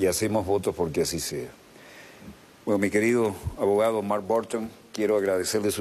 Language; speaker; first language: Spanish; native; Spanish